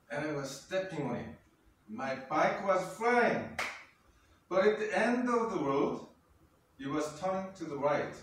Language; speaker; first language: English; non-native, fluent; Korean